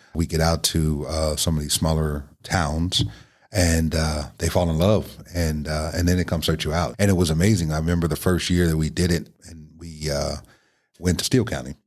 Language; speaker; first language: English; native; English